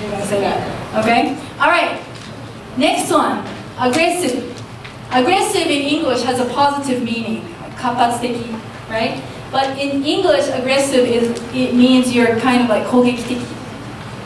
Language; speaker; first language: English; native; English